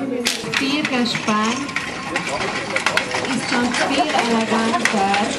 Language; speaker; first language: German; non-native, fluent; Hungarian